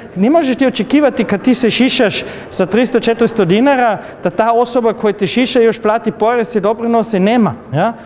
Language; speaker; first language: Serbian; non-native, fluent; German